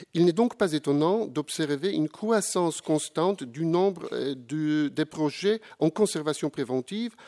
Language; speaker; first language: French; non-native, fluent; Polish